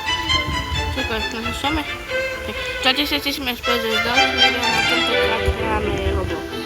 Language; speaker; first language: Polish; non-native, learner; Slovak